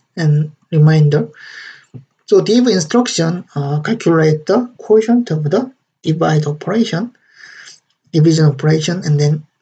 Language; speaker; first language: English; non-native, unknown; Korean